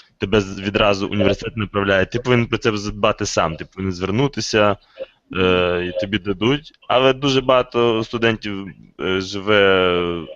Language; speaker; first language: Ukrainian; native; Ukrainian